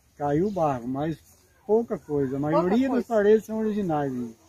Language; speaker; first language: Portuguese; native; Portuguese